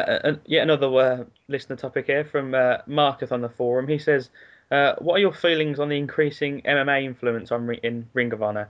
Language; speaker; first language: English; native; English